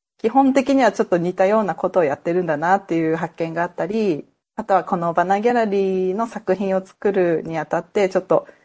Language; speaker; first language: Japanese; native; Japanese